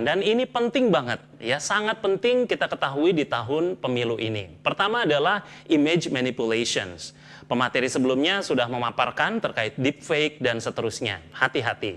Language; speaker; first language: Indonesian; native; Indonesian